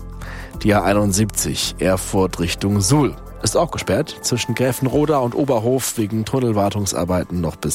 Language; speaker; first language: German; native; German